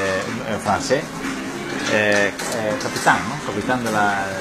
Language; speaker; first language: French; non-native, learner; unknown